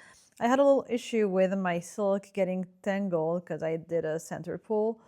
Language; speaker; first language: English; non-native, fluent; French